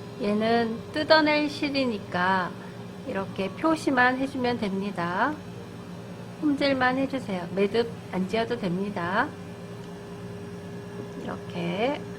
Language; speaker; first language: Korean; native; Korean